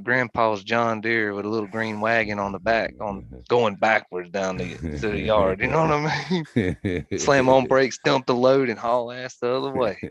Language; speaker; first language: English; native; English